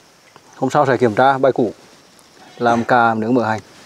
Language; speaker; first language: Vietnamese; native; Vietnamese